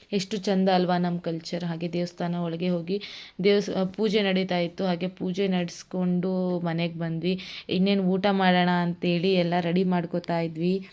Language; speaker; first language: Kannada; non-native, local second language; Lambadi